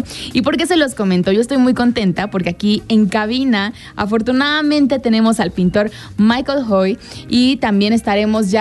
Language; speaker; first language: Spanish; native; Spanish